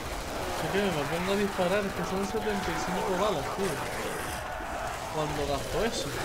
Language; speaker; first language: Spanish; native; Spanish